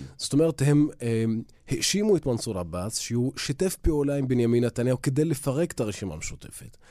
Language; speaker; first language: Hebrew; non-native, local second language; Arabic